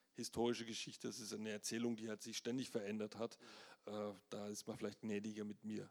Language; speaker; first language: German; native; German